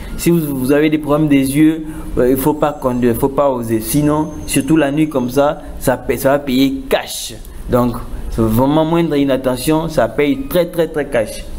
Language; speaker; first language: French; non-native, local second language; Lingala